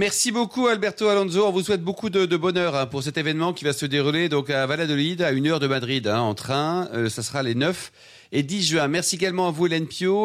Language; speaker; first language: French; native; French